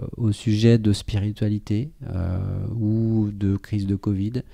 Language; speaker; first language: French; native; French